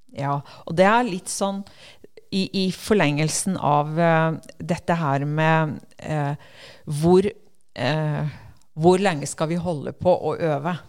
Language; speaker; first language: Norwegian; native; Norwegian